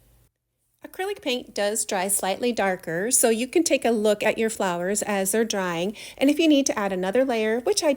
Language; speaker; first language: English; native; English